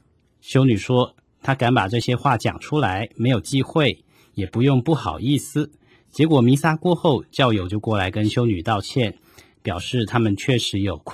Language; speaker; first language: Chinese; native; Chinese